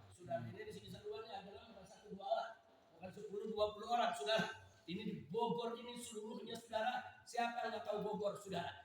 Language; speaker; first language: Indonesian; native; Indonesian